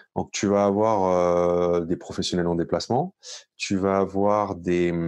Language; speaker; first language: French; native; French